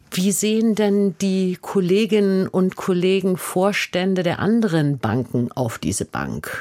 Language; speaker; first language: German; native; German